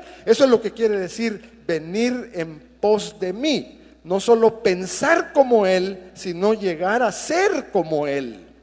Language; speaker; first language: Spanish; native; Spanish